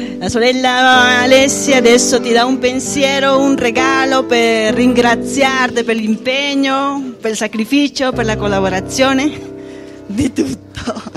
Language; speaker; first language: Italian; non-native, fluent; Spanish